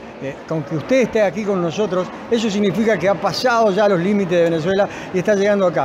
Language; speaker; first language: Spanish; native; Spanish